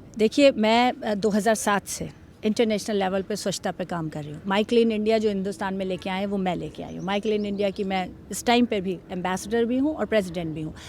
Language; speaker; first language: Hindi; native; Hindi